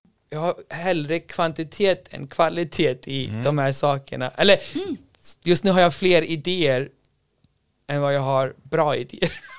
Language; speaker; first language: Swedish; non-native, fluent; Icelandic